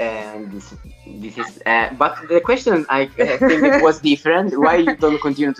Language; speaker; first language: English; non-native, learner; Italian